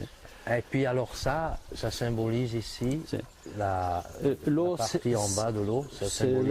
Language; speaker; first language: French; non-native, fluent; English